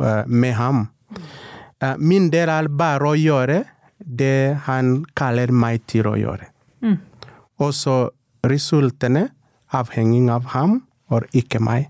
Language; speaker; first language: Norwegian; non-native, local second language; Swahili